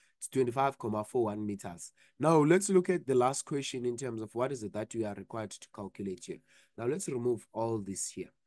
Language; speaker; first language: English; non-native, local second language; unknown